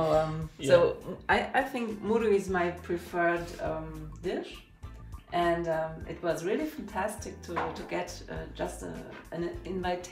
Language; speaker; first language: English; non-native, fluent; German